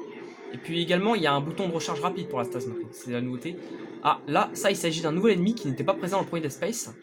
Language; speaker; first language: French; native; French